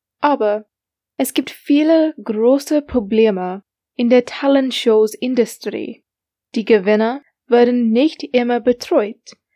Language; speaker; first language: German; non-native, learner; English